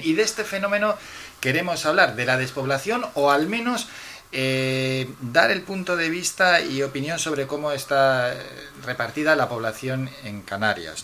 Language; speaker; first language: Spanish; native; Spanish